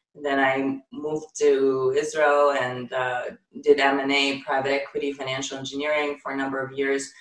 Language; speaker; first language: English; non-native, fluent; Ukrainian